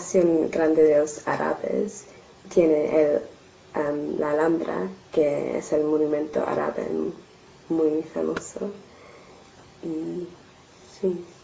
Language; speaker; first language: Spanish; non-native, learner; English